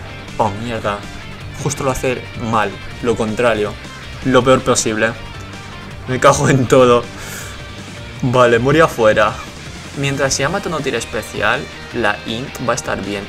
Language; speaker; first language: Spanish; native; Spanish